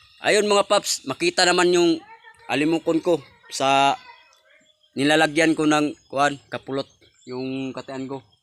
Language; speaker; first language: Filipino; non-native, local second language; Cebuano